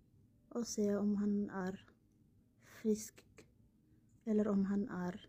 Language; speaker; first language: Norwegian; non-native, learner; Somali